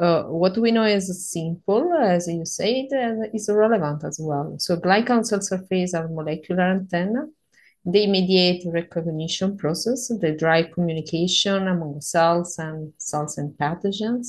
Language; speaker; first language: English; non-native, fluent; Italian